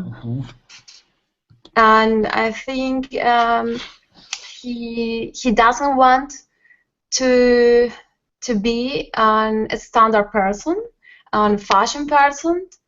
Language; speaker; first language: English; non-native, learner; Spanish